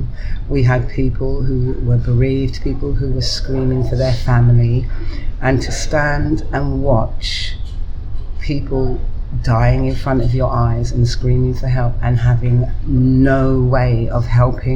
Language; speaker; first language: English; native; English